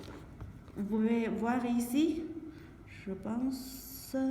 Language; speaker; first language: French; non-native, learner; Chinese